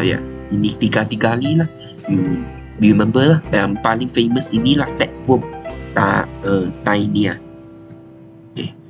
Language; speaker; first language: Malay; non-native, local second language; Chinese